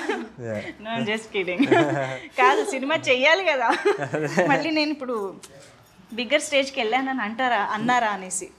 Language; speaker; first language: Telugu; native; Telugu